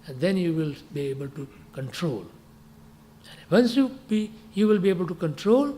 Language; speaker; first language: English; non-native, local second language; Gujarati